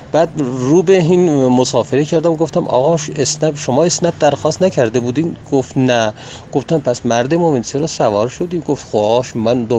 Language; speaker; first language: Persian; non-native, local second language; Azerbaijani